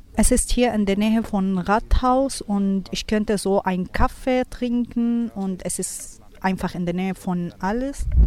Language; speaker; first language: German; non-native, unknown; Arabic